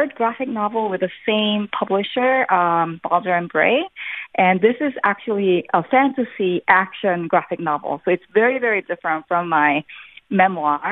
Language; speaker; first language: English; non-native, fluent; Korean